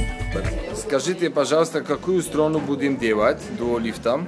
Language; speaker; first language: Russian; non-native, fluent; Polish